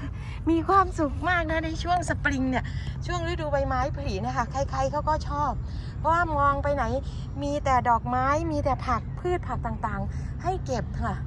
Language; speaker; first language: Thai; native; Thai